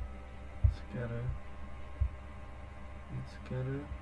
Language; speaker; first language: Japanese; non-native, learner; English